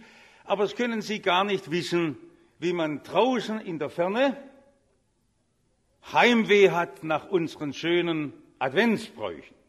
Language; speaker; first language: German; native; German